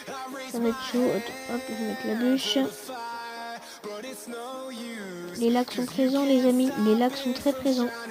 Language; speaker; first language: French; native; French